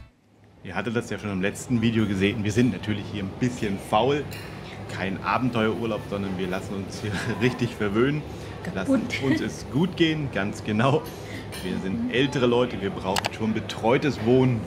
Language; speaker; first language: German; native; German